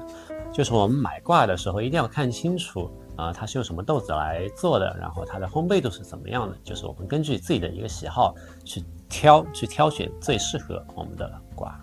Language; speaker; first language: Chinese; native; Chinese